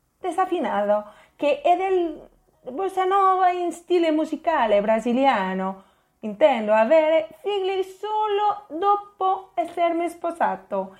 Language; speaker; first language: Italian; non-native, fluent; Portuguese